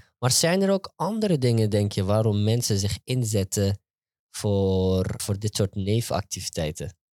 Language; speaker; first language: Dutch; early bilingual, heritage; Turkish